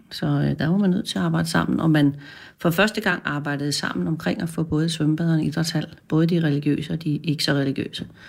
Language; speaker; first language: Danish; native; Danish